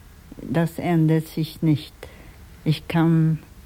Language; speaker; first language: German; non-native, fluent; Swedish